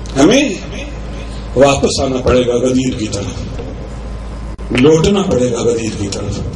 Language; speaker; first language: Urdu; non-native, local second language; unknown